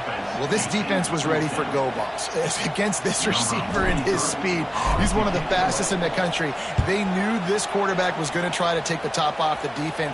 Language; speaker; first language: English; native; English